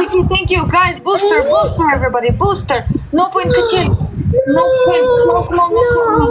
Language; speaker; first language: English; non-native, fluent; Turkish